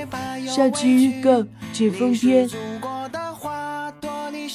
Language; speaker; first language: Chinese; native; Chinese